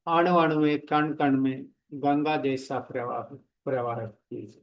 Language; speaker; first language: Hindi; non-native, local second language; Telugu